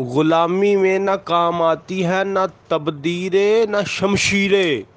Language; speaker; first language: Urdu; non-native, local second language; Punjabi